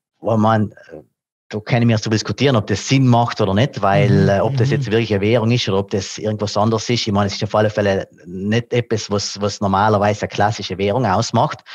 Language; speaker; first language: German; non-native, local second language; Italian